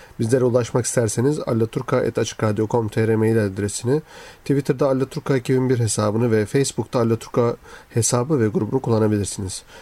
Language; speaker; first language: Turkish; native; Turkish